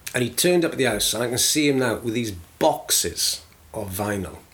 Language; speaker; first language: English; native; English